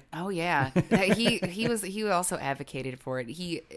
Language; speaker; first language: English; native; English